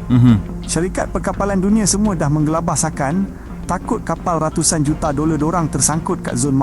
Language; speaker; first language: Malay; native; Malay